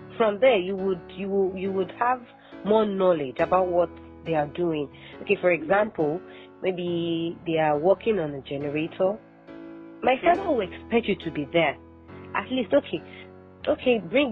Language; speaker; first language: English; non-native, local second language; Yoruba